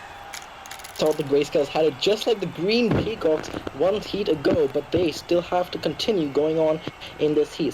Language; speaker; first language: English; native; English